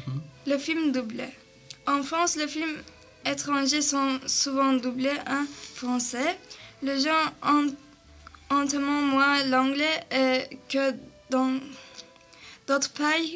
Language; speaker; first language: French; non-native, learner; Turkish